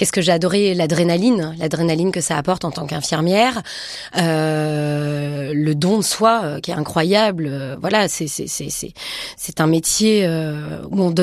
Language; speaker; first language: French; native; French